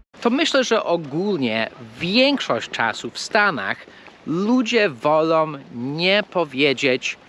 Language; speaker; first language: Polish; non-native, fluent; English